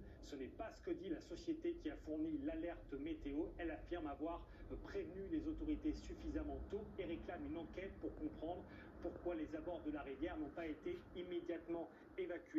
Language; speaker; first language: French; native; French